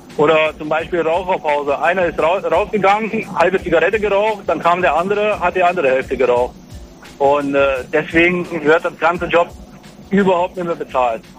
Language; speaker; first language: German; non-native, fluent; Hungarian